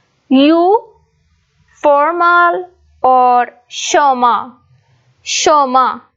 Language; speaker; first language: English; non-native, learner; Persian